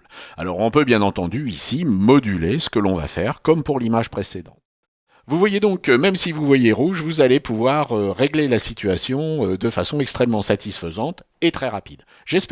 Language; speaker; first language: French; native; French